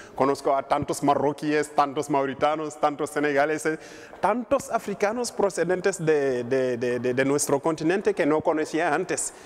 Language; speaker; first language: Spanish; non-native, fluent; Wolof